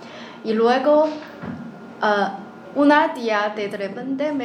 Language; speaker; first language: Spanish; non-native, learner; Chinese